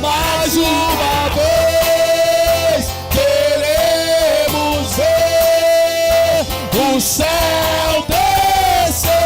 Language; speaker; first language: Portuguese; native; Portuguese